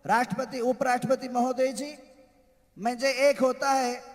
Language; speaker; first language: Hindi; non-native, local second language; Kannada